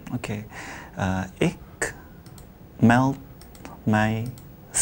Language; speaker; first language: Dutch; non-native, learner; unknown